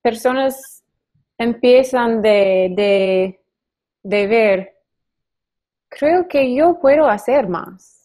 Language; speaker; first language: Spanish; non-native, learner; English